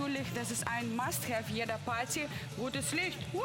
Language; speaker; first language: German; non-native, fluent; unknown